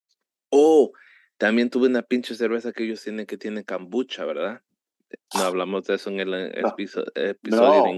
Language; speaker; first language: Spanish; early bilingual, heritage; Spanish